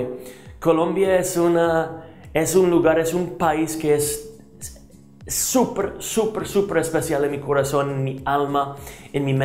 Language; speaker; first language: Spanish; non-native, fluent; English